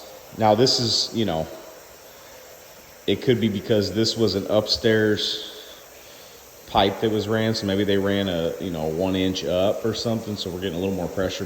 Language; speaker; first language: English; native; English